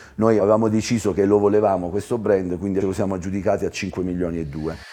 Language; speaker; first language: Italian; native; Italian